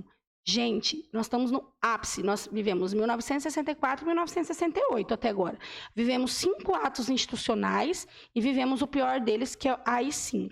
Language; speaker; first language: Portuguese; native; Portuguese